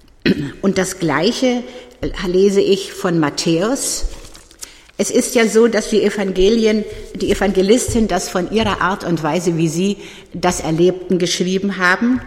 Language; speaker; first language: German; native; German